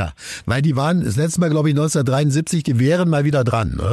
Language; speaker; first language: German; native; German